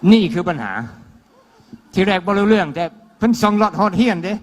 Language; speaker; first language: Thai; non-native, fluent; English